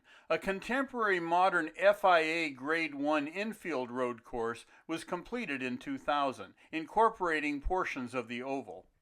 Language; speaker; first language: English; native; English